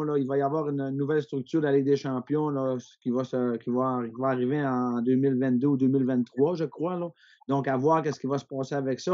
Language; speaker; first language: French; native; French